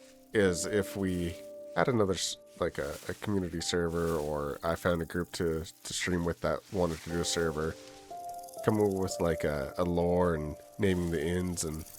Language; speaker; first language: English; native; English